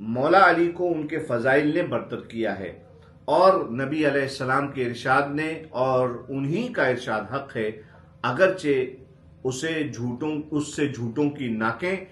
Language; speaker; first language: Urdu; native; Urdu